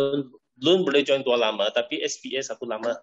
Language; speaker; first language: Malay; non-native, local second language; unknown